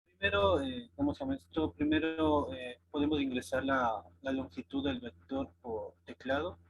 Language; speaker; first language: Spanish; native; Spanish